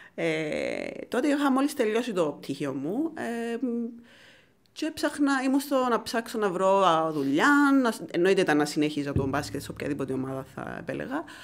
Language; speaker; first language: Greek; native; Greek